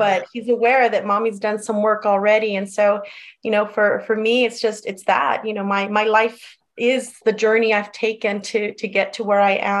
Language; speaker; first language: English; early bilingual, other home language; Spanish